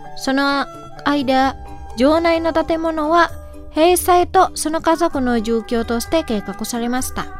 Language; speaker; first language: Japanese; non-native, fluent; Indonesian